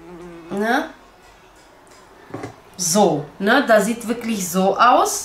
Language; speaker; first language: German; non-native, local second language; Kurdish